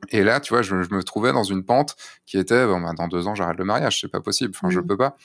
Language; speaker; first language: French; native; French